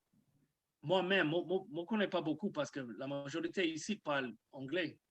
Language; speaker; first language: French; non-native, learner; English